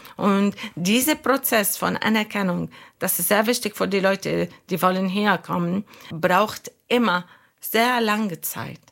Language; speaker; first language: German; non-native, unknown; Arabic